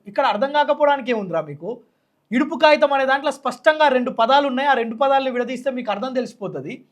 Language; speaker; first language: Telugu; native; Telugu